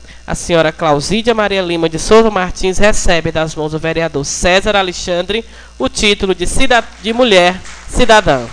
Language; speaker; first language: Portuguese; native; Portuguese